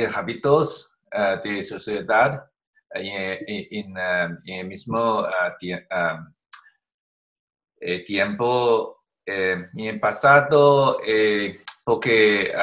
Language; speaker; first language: Spanish; non-native, learner; Chinese